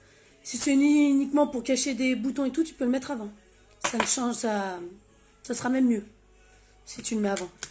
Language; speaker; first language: French; native; French